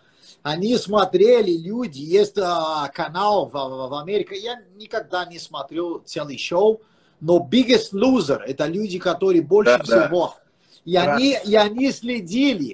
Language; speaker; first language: Russian; non-native, fluent; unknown